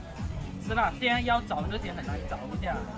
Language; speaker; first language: Chinese; native; Chinese